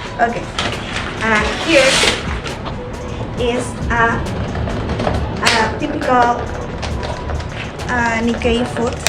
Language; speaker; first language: English; non-native, learner; Spanish